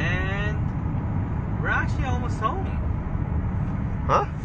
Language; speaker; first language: English; early bilingual, heritage; Korean